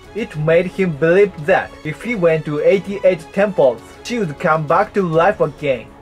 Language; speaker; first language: English; non-native, fluent; Japanese